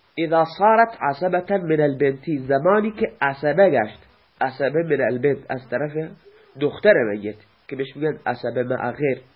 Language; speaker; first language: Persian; non-native, local second language; Baluchi